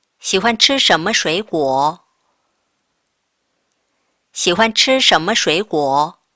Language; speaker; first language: Chinese; non-native, fluent; Korean